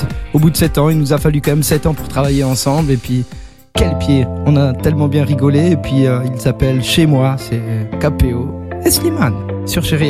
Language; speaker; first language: French; native; French